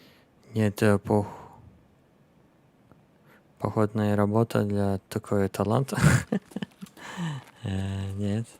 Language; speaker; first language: Russian; non-native, learner; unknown